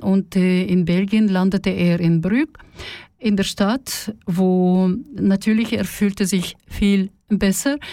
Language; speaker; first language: German; non-native, fluent; Russian